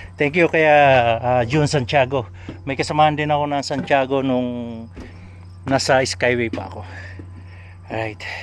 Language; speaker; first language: Filipino; non-native, local second language; Cebuano